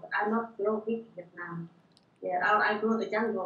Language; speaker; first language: English; non-native, learner; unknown